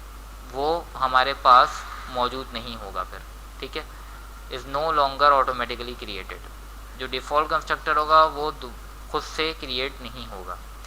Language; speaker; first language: Hindi; native; Hindi